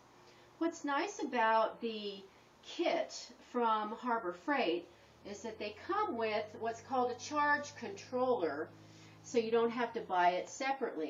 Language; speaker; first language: English; native; English